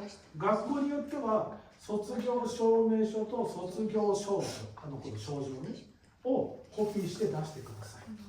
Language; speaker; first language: Japanese; native; Japanese